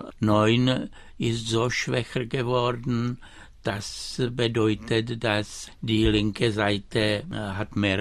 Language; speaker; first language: German; non-native, fluent; Czech